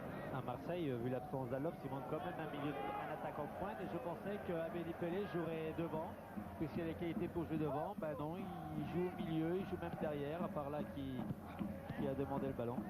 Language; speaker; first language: French; native; French